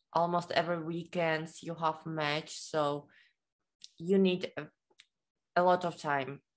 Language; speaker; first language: English; non-native, learner; Czech